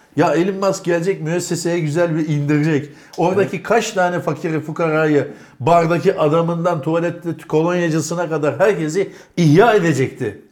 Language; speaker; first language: Turkish; native; Turkish